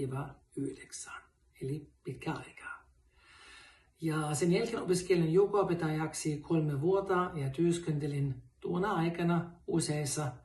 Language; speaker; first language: Finnish; non-native, fluent; German